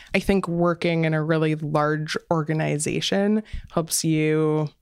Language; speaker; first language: English; native; English